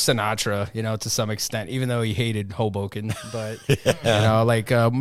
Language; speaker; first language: English; early bilingual, other home language; Spanish